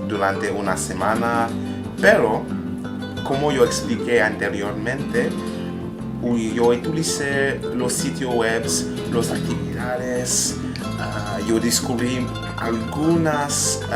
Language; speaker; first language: Spanish; non-native, learner; French